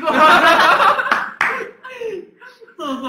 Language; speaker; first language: Japanese; non-native, learner; Korean